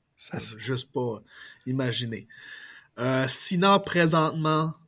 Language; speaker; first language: French; native; French